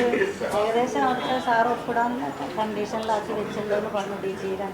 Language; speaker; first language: Malayalam; native; Malayalam